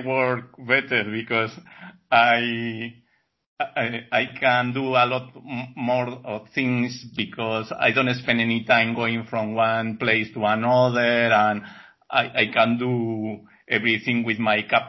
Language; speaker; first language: English; non-native, learner; Spanish